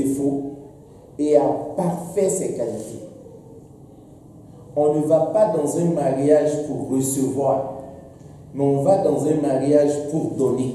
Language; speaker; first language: French; non-native, local second language; Dyula